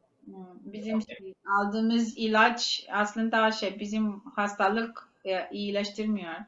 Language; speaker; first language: Turkish; non-native, fluent; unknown